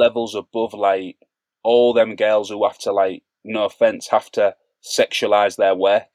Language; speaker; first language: English; native; English